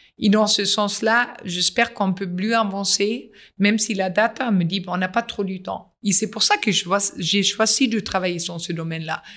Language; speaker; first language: French; non-native, fluent; German